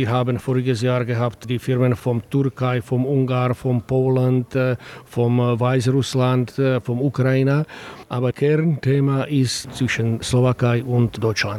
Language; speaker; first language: German; non-native, learner; Slovak